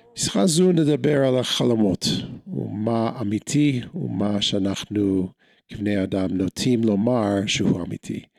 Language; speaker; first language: Hebrew; non-native, fluent; English